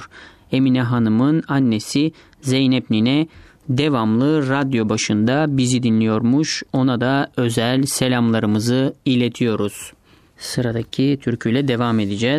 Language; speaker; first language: Turkish; native; Turkish